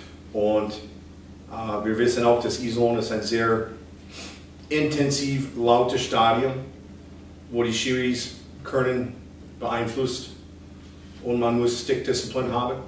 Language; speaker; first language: German; non-native, fluent; English